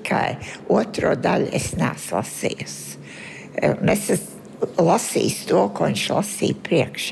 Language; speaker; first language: Latvian; early bilingual, heritage; Latvian